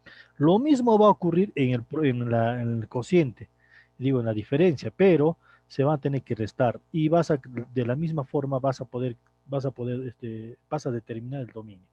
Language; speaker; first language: Spanish; native; Spanish